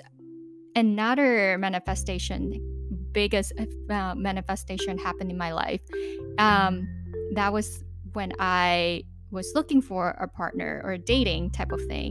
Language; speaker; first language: English; non-native, local second language; Cantonese